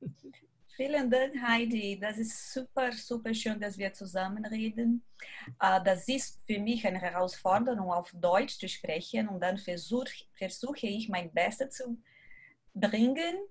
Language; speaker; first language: German; non-native, learner; Portuguese